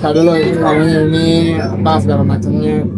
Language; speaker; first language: Indonesian; native; Indonesian